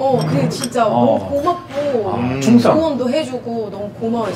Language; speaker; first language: Korean; non-native, fluent; Arabic